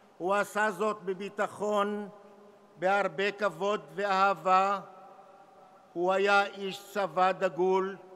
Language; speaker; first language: Hebrew; non-native, local second language; Arabic